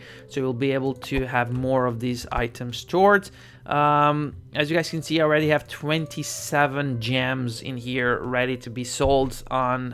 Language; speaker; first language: English; non-native, fluent; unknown